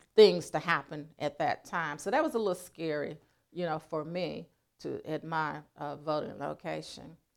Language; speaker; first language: English; native; English